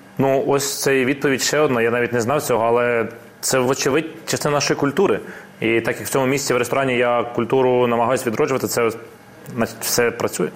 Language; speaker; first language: Ukrainian; non-native, local second language; Russian